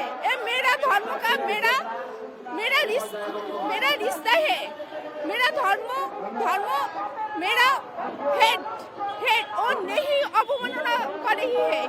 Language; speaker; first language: Hindi; non-native, learner; Bangla